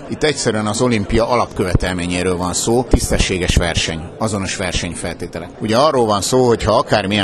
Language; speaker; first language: Hungarian; native; Hungarian